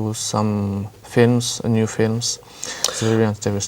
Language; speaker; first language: English; non-native, learner; French